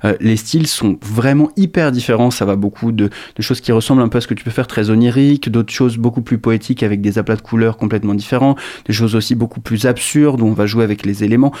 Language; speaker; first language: French; native; French